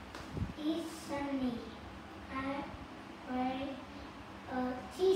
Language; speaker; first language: English; non-native, learner; Vietnamese